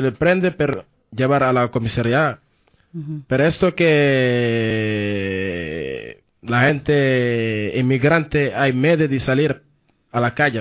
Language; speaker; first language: Spanish; non-native, learner; Wolof